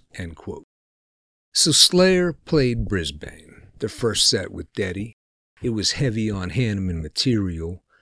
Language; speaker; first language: English; native; English